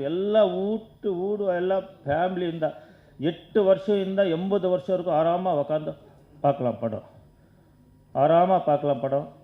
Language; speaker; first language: Tamil; non-native, learner; Kannada